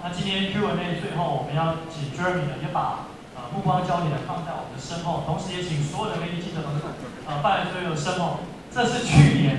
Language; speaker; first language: Chinese; native; Chinese